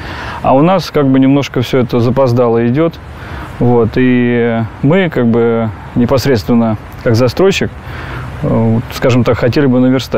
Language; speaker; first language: Russian; native; Russian